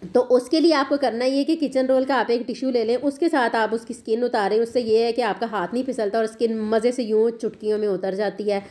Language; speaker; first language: Urdu; non-native, local second language; Punjabi